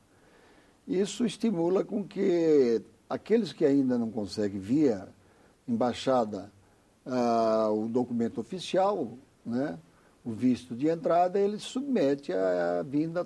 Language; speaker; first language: Portuguese; native; Portuguese